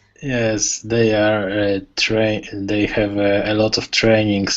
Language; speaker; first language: English; non-native, learner; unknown